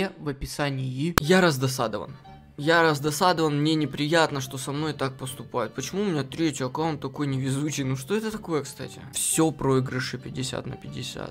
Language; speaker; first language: Russian; native; Russian